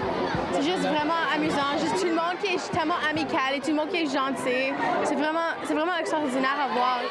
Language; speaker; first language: French; non-native, local second language; English